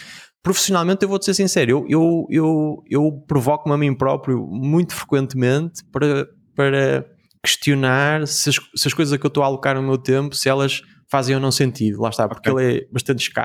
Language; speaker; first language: Portuguese; native; Portuguese